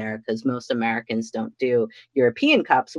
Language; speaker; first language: English; native; English